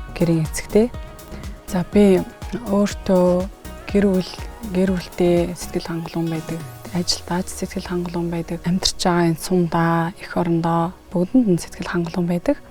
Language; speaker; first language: Mongolian; non-native, local second language; Kazakh